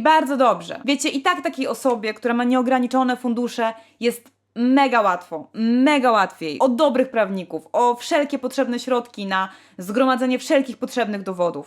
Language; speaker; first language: Polish; native; Polish